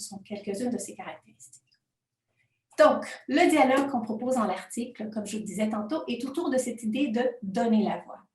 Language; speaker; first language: French; non-native, fluent; Spanish